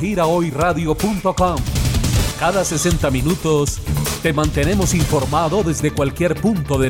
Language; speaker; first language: Spanish; native; Spanish